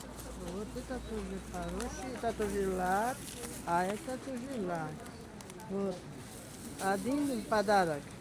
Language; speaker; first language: Russian; non-native, learner; Georgian